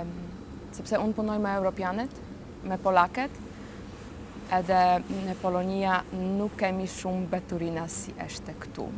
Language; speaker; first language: Albanian; non-native, learner; Polish